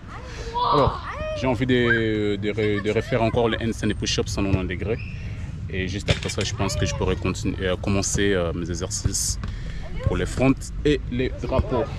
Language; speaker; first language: French; native; French